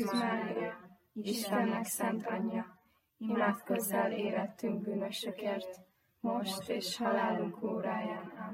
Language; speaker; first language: Hungarian; native; Hungarian